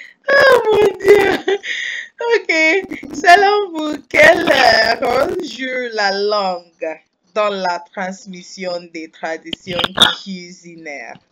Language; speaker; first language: French; non-native, fluent; English